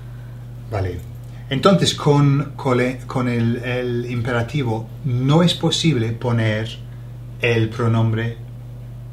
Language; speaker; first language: Spanish; non-native, fluent; English